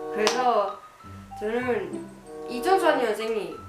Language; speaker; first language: Korean; non-native, learner; Finnish